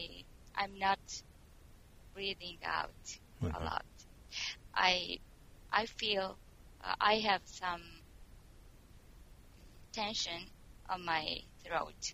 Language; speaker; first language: English; non-native, learner; Japanese